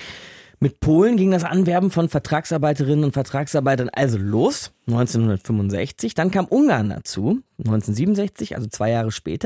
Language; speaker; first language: German; native; German